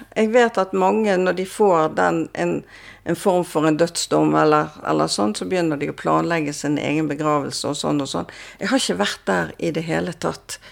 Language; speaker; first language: Norwegian; native; Norwegian